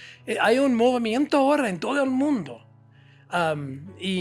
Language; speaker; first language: Spanish; non-native, fluent; English